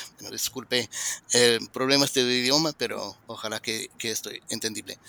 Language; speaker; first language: Spanish; non-native, fluent; English